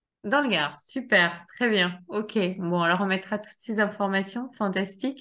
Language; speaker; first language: French; native; French